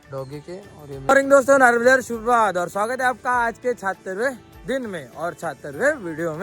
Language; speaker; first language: Hindi; non-native, local second language; Marathi